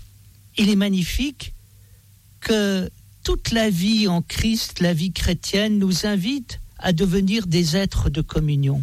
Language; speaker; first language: French; native; French